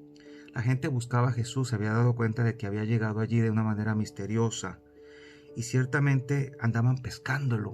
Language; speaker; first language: Spanish; native; Spanish